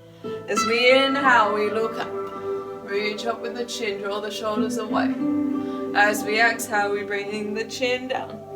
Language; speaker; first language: English; native; English